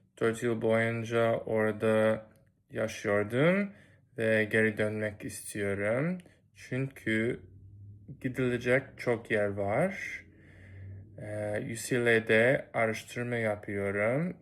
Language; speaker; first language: Turkish; non-native, learner; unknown